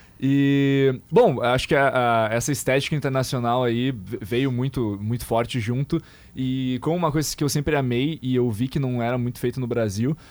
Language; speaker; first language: Portuguese; early bilingual, other home language; English